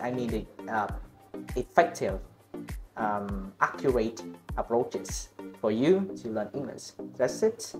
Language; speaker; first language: English; non-native, learner; Vietnamese